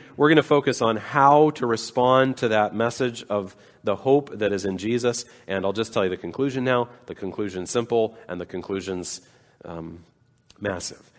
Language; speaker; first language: English; native; English